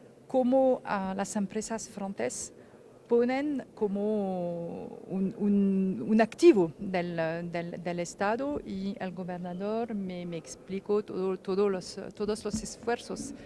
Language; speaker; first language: Spanish; non-native, fluent; French